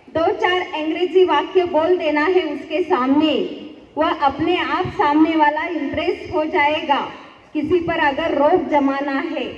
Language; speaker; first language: Hindi; non-native, local second language; Marathi